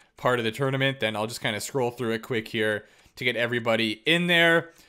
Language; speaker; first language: English; native; English